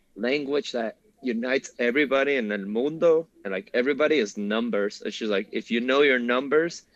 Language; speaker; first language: English; early bilingual, other home language; Spanish